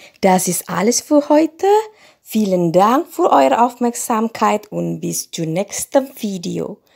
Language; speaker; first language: German; non-native, fluent; Indonesian